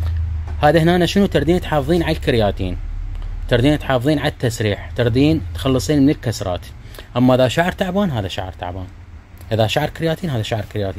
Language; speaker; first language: Arabic; native; Arabic